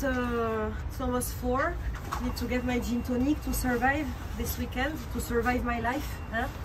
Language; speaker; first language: English; non-native, learner; French